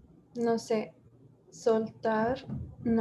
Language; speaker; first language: Spanish; non-native, learner; English